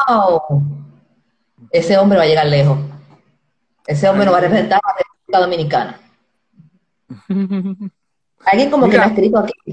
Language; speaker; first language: Spanish; native; Spanish